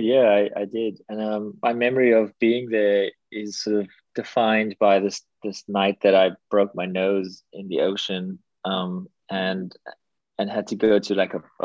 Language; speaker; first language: English; native; English